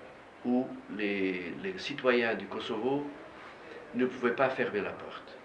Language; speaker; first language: French; non-native, fluent; Portuguese